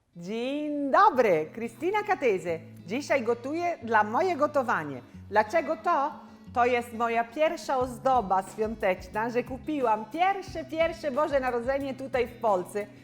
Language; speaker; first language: Polish; non-native, learner; Italian